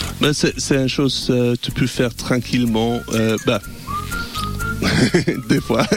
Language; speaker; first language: French; non-native, learner; English